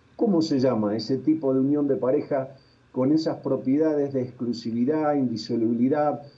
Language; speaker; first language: Spanish; native; Spanish